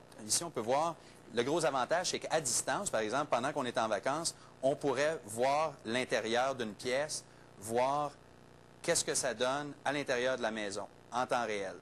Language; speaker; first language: French; native; French